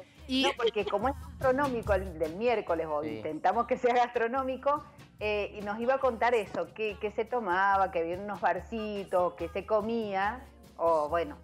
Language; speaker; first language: Spanish; native; Spanish